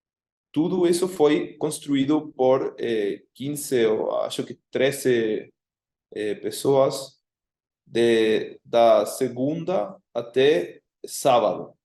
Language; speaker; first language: Portuguese; non-native, fluent; Spanish